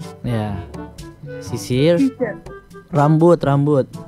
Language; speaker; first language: English; non-native, learner; Indonesian